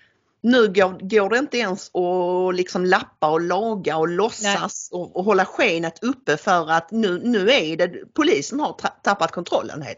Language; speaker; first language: Swedish; native; Swedish